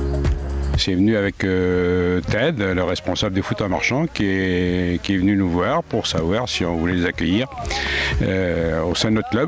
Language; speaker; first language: French; native; French